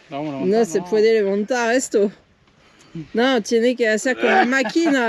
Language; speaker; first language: Spanish; non-native, learner; French